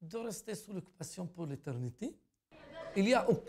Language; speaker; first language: French; non-native, fluent; Arabic